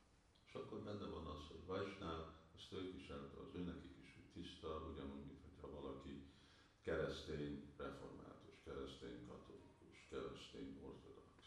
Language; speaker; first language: Hungarian; early bilingual, heritage; Hungarian